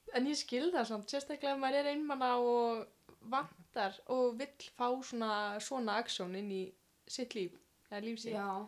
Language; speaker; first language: Icelandic; native; Icelandic